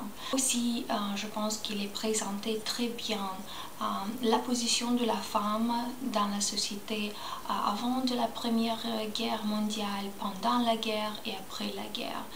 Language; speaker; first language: French; non-native, learner; Spanish